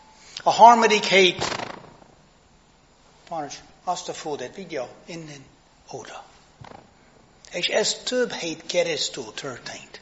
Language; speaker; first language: Hungarian; non-native, fluent; English